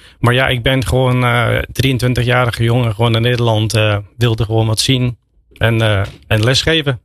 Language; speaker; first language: Dutch; non-native, fluent; English